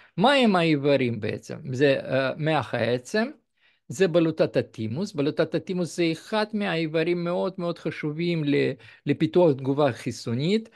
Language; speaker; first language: Hebrew; non-native, fluent; Russian